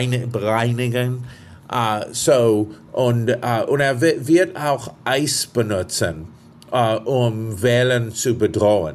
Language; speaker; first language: German; non-native, fluent; English